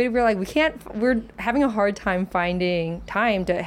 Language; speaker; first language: English; native; English